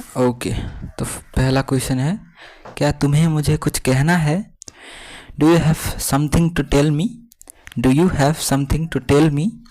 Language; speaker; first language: Hindi; native; Hindi